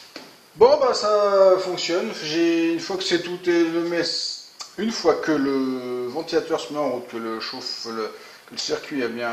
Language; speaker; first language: French; native; French